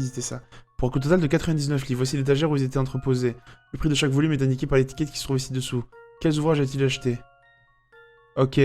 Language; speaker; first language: French; native; French